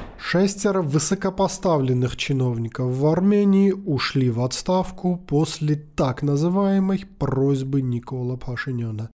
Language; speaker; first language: Russian; non-native, local second language; Armenian